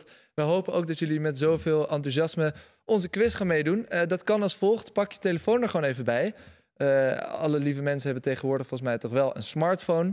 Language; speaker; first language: Dutch; native; Dutch